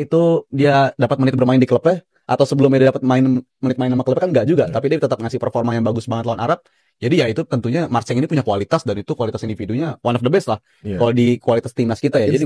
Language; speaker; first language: Indonesian; native; Indonesian